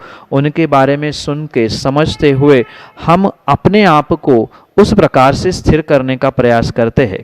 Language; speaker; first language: Hindi; native; Hindi